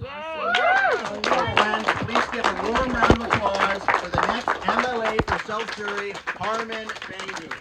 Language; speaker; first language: English; native; English